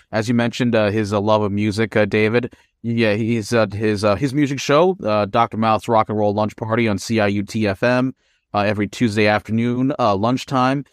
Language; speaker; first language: English; non-native, local second language; Filipino